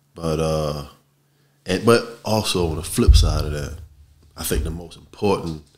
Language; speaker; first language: English; native; English